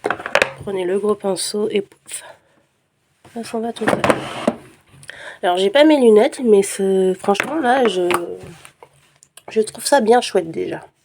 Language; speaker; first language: French; native; French